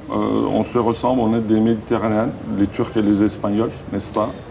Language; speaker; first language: French; non-native, fluent; Turkish